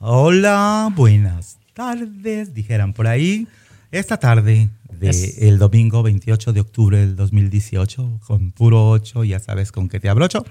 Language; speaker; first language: Spanish; native; Spanish